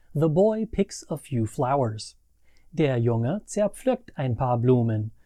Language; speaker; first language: German; non-native, fluent; English